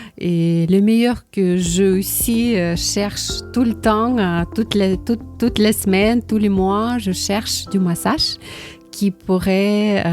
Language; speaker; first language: French; non-native, learner; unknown